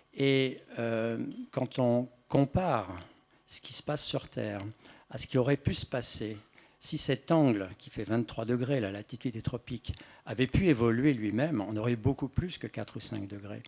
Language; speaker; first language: French; native; French